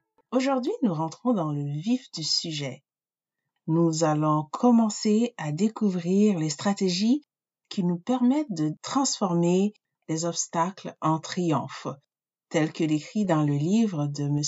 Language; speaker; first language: French; native; French